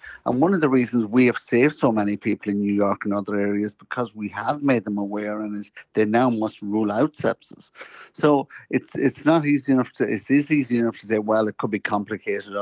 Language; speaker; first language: English; native; English